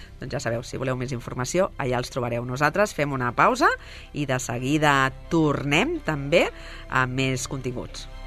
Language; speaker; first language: Catalan; native; Catalan